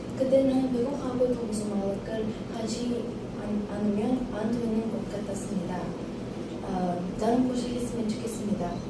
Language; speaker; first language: Korean; non-native, learner; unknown